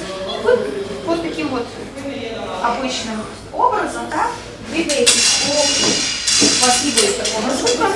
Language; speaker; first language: Russian; native; Russian